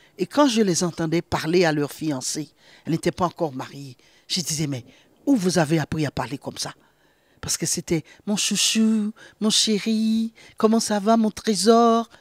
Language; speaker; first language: French; non-native, local second language; Haitian Creole